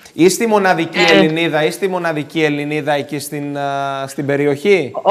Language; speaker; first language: Greek; native; Greek